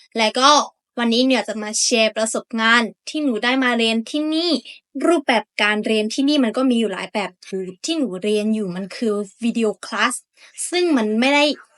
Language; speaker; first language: Thai; non-native, fluent; Burmese